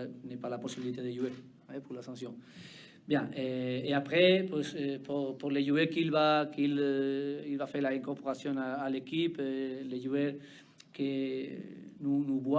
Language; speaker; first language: French; non-native, learner; Spanish